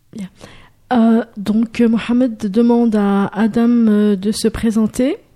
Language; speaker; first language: French; native; French